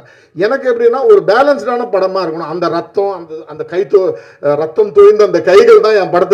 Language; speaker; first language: Tamil; native; Tamil